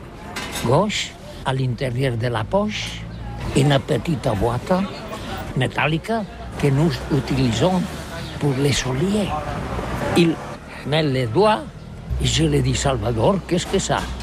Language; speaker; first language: French; non-native, learner; Catalan